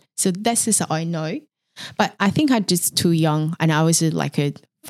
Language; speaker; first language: English; non-native, fluent; Chinese